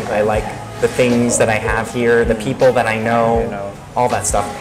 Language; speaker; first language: English; native; English